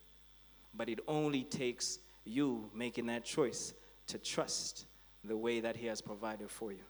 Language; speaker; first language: English; non-native, local second language; Nyanja